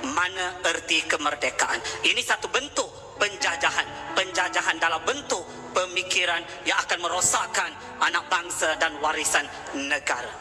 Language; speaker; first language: Malay; non-native, local second language; Tamil